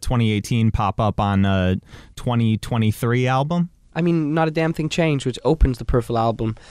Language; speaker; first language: English; non-native, fluent; Danish